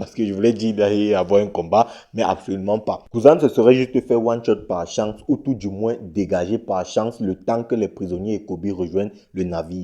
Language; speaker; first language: French; native; French